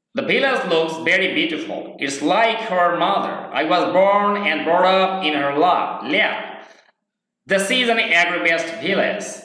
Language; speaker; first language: English; non-native, local second language; Bangla